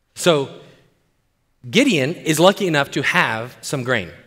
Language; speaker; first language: English; native; English